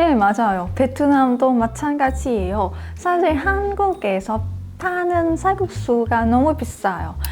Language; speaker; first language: Korean; non-native, fluent; Vietnamese